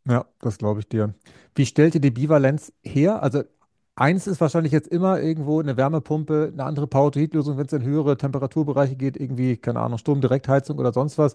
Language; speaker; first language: German; native; German